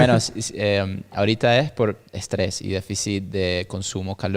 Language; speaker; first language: Spanish; native; Spanish